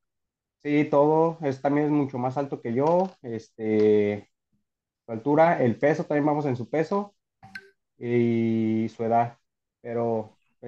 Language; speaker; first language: Spanish; native; Spanish